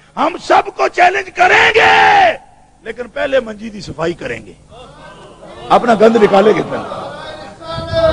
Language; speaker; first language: Urdu; non-native, local second language; Punjabi